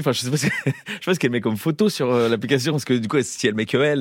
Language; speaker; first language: French; native; French